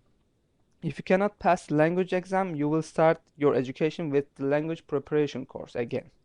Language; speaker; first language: English; non-native, fluent; Turkish